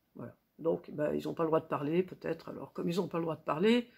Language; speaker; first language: French; native; French